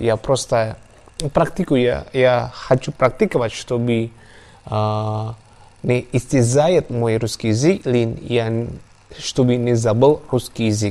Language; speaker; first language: Russian; non-native, learner; Javanese